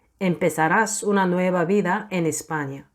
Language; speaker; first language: Spanish; non-native, fluent; Korean